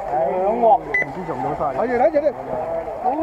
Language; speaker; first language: Cantonese; native; Cantonese